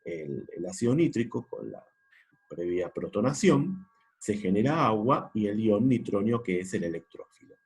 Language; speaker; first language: Spanish; native; Spanish